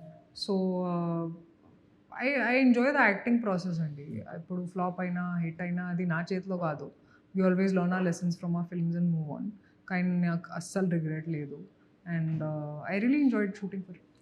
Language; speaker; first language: Telugu; non-native, local second language; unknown